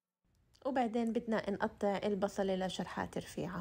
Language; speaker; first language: Arabic; native; Arabic